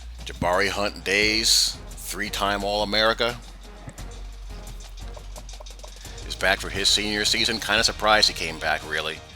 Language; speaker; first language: English; native; English